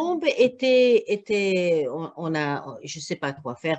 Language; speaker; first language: French; non-native, learner; Croatian